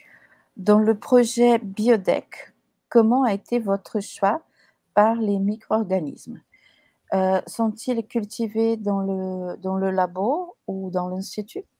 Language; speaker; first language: French; non-native, fluent; Portuguese